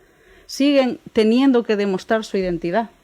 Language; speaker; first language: Spanish; native; Spanish